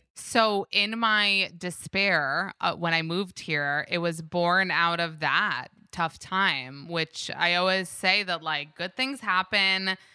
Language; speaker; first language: English; early bilingual, other home language; Hebrew